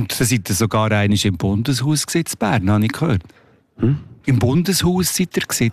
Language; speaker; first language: German; native; German